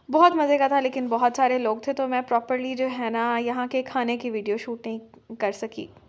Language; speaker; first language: Urdu; native; Urdu